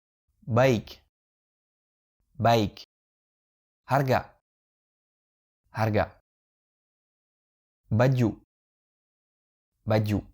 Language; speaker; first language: Indonesian; non-native, fluent; French